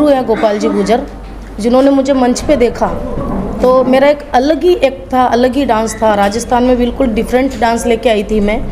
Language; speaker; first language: Hindi; native; Hindi